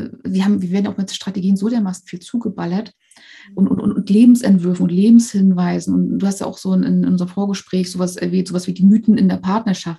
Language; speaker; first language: German; native; German